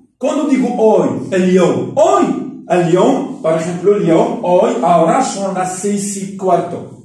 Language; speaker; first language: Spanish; non-native, fluent; Arabic